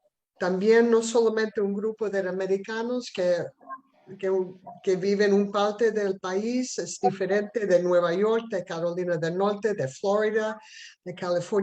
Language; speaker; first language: Spanish; non-native, fluent; English